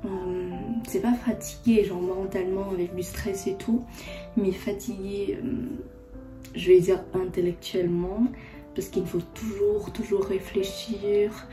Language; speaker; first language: French; non-native, fluent; Vietnamese